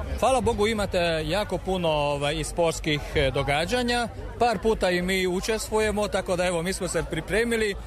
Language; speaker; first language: Serbian; non-native, fluent; Hungarian